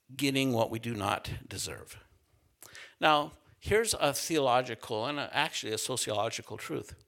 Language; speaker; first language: English; native; English